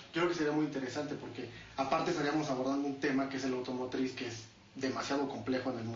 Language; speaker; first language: Spanish; native; Spanish